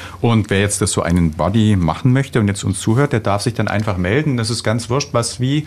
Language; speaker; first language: German; native; German